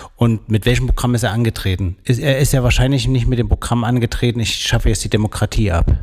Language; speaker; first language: German; native; German